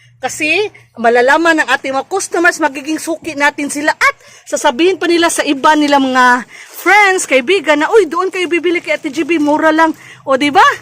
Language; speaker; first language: Filipino; native; Filipino